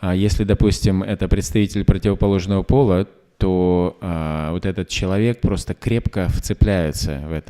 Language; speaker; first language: Russian; native; Russian